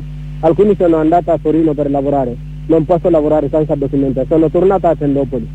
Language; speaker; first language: Italian; non-native, learner; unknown